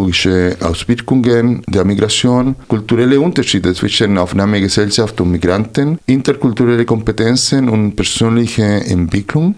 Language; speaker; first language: German; non-native, fluent; Spanish